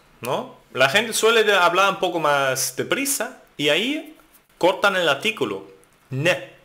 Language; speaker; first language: Spanish; non-native, fluent; German